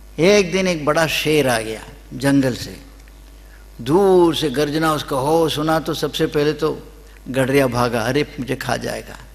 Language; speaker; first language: Hindi; non-native, local second language; Kannada